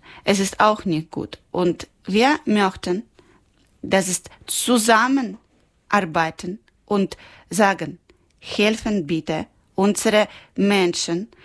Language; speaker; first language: German; non-native, learner; Ukrainian